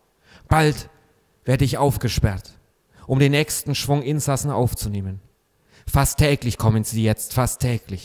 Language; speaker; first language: German; native; German